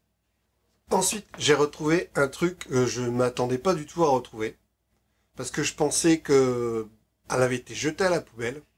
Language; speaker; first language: French; native; French